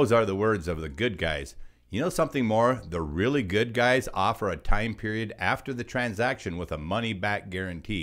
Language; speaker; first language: English; native; English